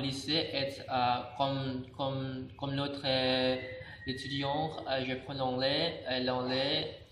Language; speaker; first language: French; non-native, learner; Indonesian